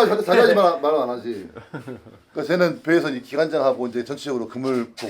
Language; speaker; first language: Korean; native; Korean